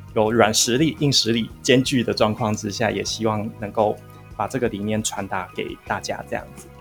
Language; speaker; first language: Chinese; native; Chinese